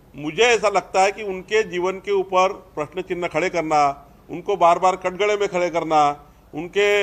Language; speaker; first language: Hindi; non-native, local second language; Marathi